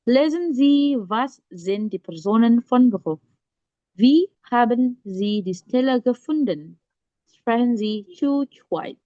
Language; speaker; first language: German; non-native, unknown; Indonesian